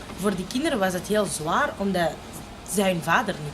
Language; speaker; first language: Dutch; non-native, local second language; French